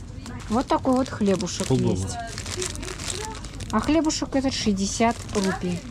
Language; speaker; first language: Russian; native; Russian